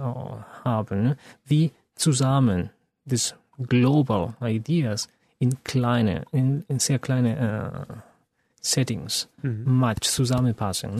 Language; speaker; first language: German; non-native, learner; Spanish